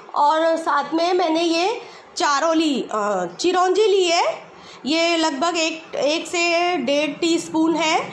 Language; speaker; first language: Hindi; native; Hindi